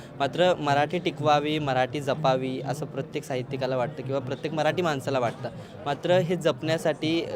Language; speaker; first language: Marathi; native; Marathi